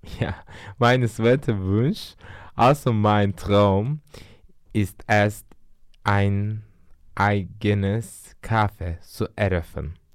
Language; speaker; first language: German; non-native, learner; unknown